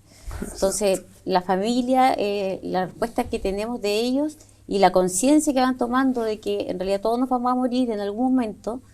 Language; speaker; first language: Spanish; native; Spanish